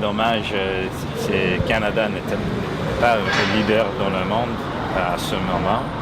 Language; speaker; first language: French; non-native, local second language; English